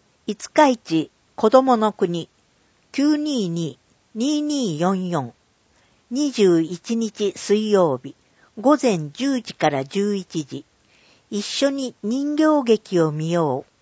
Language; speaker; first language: Japanese; native; Japanese